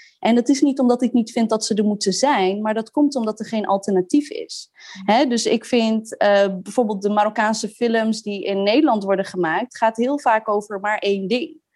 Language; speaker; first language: Dutch; early bilingual, other home language; Arabic